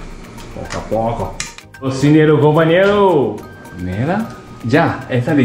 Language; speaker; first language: Spanish; non-native, learner; Japanese